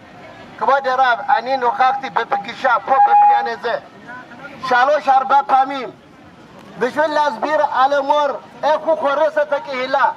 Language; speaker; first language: Hebrew; non-native, learner; Amharic